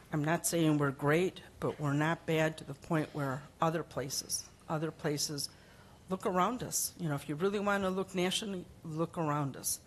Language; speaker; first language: English; early bilingual, other home language; Spanish